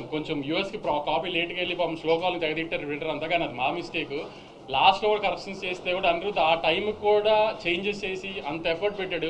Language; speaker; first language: Telugu; native; Telugu